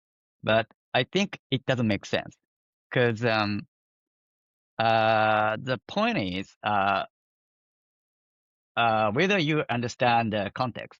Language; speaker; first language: English; non-native, fluent; Japanese